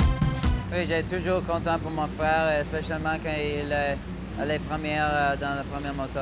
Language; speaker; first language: French; non-native, local second language; English